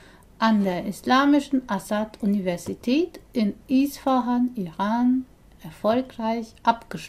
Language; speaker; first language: German; non-native, fluent; Persian